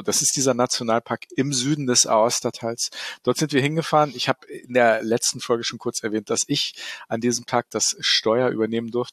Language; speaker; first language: German; native; German